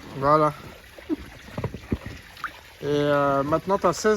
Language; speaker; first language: French; native; French